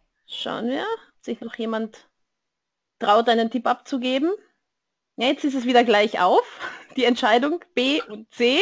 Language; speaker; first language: German; native; German